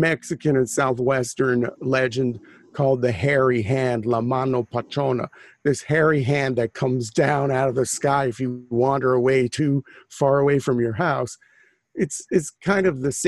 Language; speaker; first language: English; native; English